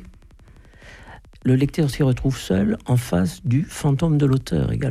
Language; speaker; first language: French; native; French